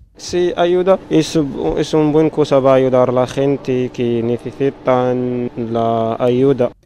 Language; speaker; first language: Spanish; non-native, learner; Arabic